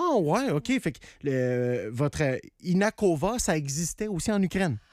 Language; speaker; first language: French; native; French